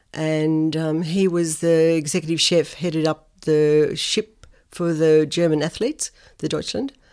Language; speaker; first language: English; native; English